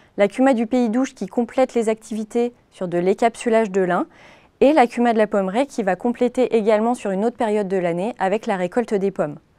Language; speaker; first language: French; native; French